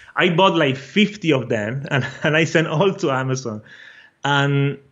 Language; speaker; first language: English; non-native, fluent; Portuguese